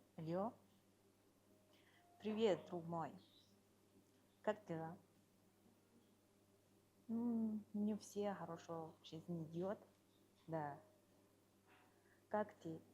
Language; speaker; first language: Russian; non-native, fluent; Mongolian